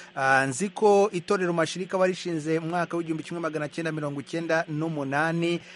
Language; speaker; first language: Kinyarwanda; native; Kinyarwanda